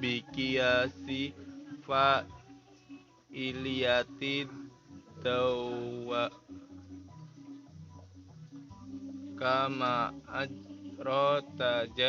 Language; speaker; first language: Arabic; non-native, learner; Indonesian